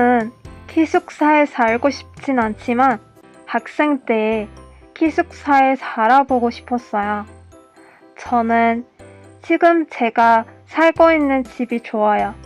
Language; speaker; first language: Korean; non-native, learner; Persian